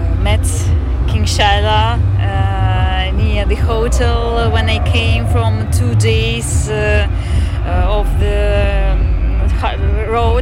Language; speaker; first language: English; non-native, fluent; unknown